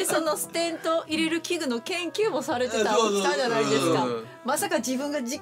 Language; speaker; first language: Japanese; native; Japanese